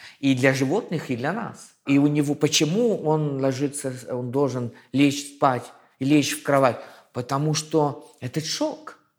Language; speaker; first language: Russian; non-native, fluent; French